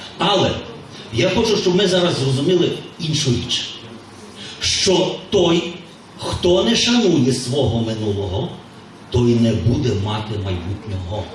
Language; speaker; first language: Ukrainian; native; Ukrainian